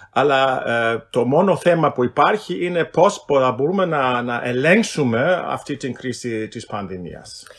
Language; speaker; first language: Greek; non-native, fluent; German